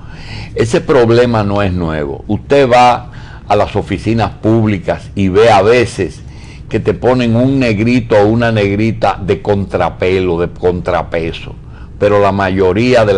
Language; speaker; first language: Spanish; native; Spanish